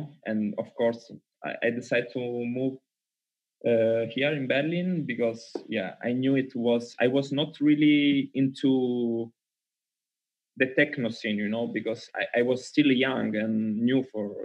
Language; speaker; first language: English; non-native, learner; Italian